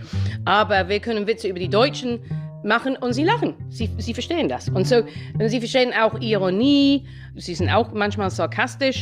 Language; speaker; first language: German; non-native, fluent; English